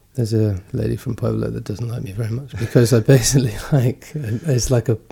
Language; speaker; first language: English; early bilingual, other home language; Gujarati